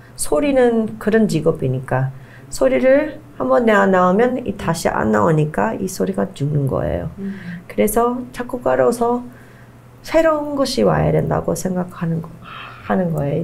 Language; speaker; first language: Korean; non-native, fluent; English